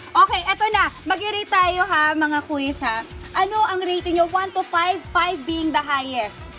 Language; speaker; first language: Filipino; native; Filipino